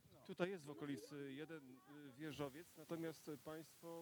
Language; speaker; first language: Polish; native; Polish